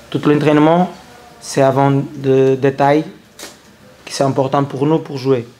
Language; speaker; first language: French; non-native, learner; Portuguese